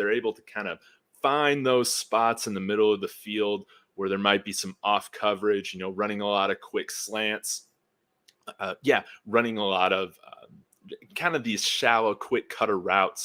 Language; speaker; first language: English; native; English